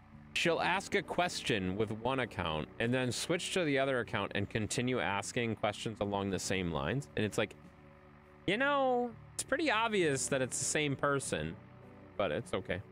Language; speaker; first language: English; native; English